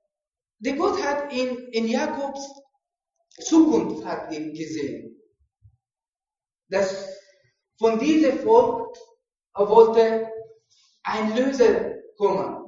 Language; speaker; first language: German; non-native, learner; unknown